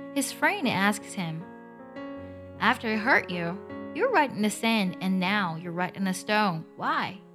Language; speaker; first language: English; non-native, fluent; Chinese